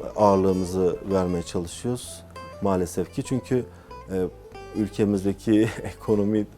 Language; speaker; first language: Turkish; native; Turkish